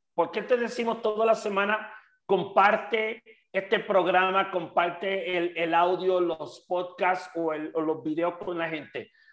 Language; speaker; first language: Spanish; native; Spanish